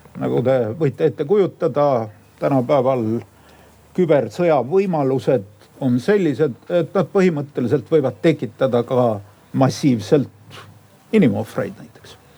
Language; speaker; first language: Estonian; native; Estonian